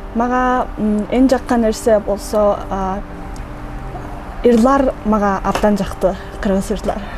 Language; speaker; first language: Kyrgyz; non-native, learner; Mongolian